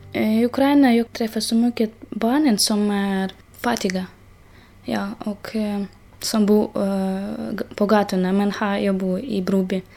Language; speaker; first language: Swedish; non-native, learner; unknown